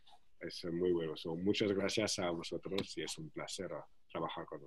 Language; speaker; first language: Spanish; non-native, fluent; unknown